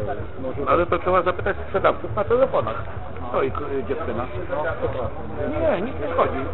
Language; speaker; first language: Polish; native; Polish